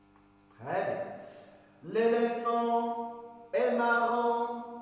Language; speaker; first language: French; non-native, local second language; Arabic